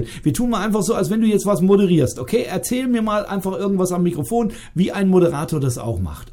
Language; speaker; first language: German; native; German